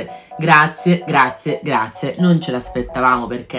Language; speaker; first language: Italian; native; Italian